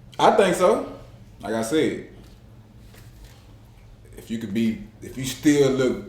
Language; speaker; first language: English; native; English